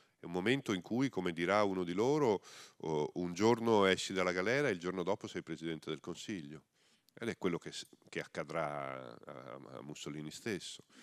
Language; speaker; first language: Italian; native; Italian